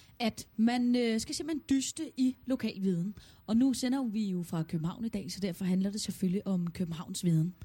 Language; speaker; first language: Danish; native; Danish